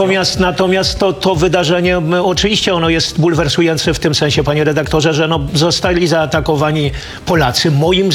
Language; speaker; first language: Polish; native; Polish